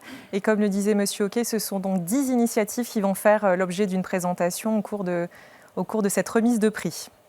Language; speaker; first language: French; native; French